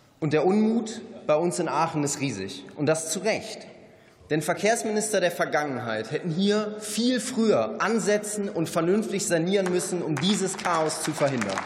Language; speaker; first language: German; native; German